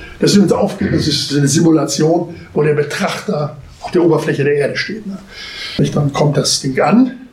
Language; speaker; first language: German; native; German